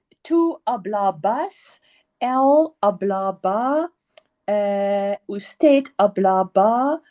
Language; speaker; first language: Spanish; non-native, learner; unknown